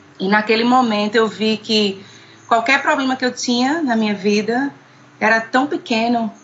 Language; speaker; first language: Portuguese; native; Portuguese